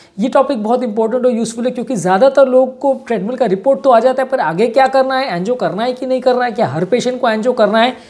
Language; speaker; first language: Hindi; native; Hindi